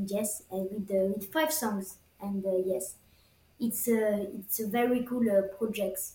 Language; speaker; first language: English; non-native, learner; French